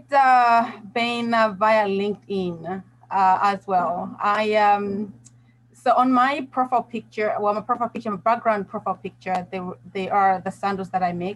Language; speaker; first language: English; non-native, local second language; Nyanja